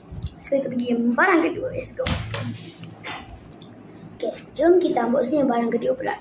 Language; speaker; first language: Malay; native; Malay